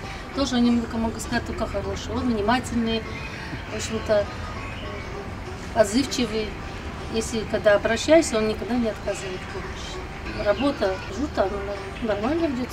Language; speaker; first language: Russian; non-native, local second language; Uyghur